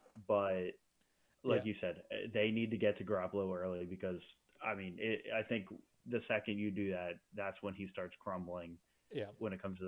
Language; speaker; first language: English; native; English